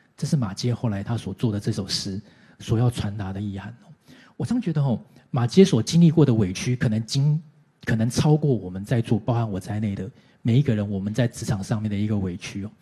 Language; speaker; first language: Chinese; native; Chinese